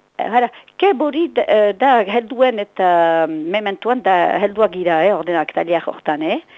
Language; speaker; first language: Basque; native; Basque